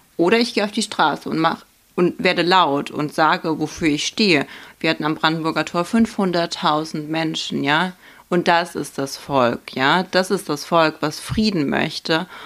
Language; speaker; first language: German; early bilingual, other home language; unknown